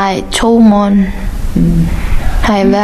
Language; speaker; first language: Danish; non-native, fluent; Vietnamese